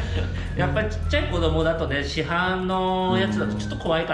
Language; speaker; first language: Japanese; native; Japanese